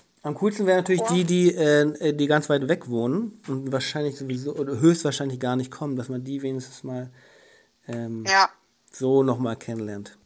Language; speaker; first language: German; native; German